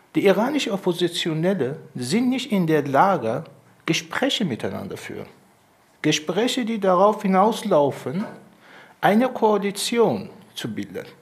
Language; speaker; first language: German; non-native, fluent; Persian